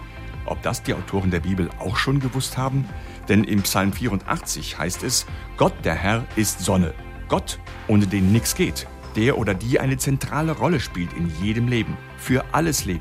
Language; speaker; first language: German; native; German